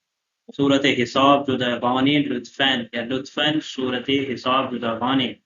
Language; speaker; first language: Persian; non-native, fluent; Urdu